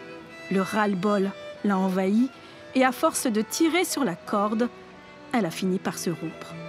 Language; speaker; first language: French; native; French